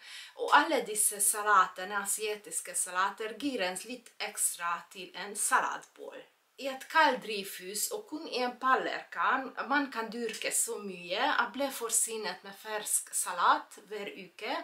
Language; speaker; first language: Norwegian; non-native, fluent; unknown